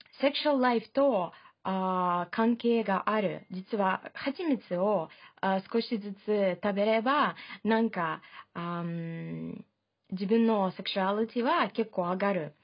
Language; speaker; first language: Japanese; non-native, fluent; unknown